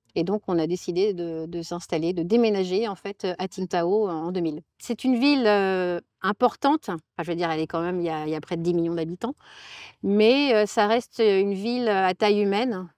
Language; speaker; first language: French; native; French